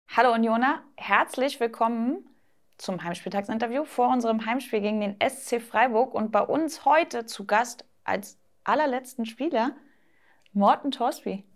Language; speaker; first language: German; native; German